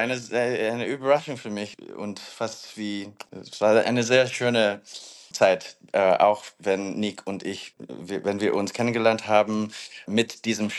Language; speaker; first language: German; non-native, fluent; English